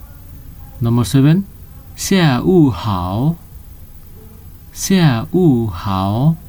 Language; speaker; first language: Chinese; non-native, fluent; Nepali